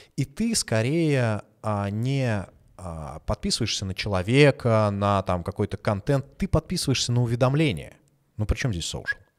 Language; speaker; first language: Russian; native; Russian